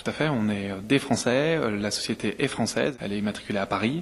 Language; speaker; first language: French; native; French